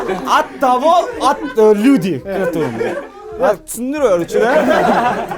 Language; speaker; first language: Russian; non-native, local second language; Kazakh